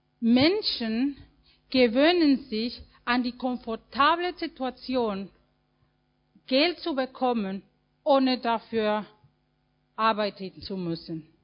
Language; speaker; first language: German; non-native, fluent; Spanish